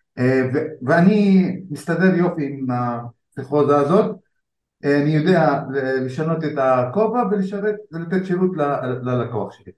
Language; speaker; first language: Hebrew; non-native, local second language; Arabic